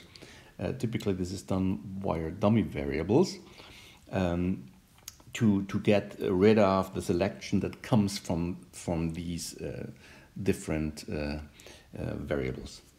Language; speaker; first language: English; non-native, fluent; German